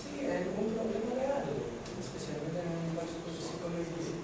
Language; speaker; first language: Spanish; non-native, fluent; Greek